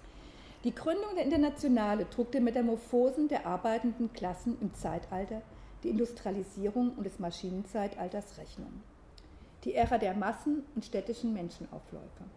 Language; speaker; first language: German; native; German